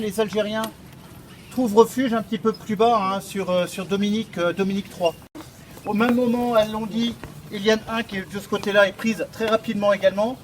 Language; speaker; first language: French; native; French